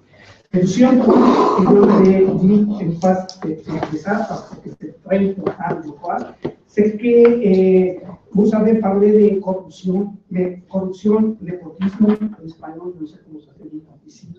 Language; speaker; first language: French; non-native, learner; Spanish